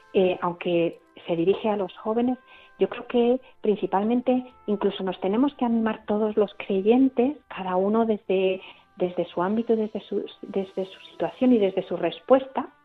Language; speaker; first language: Spanish; native; Spanish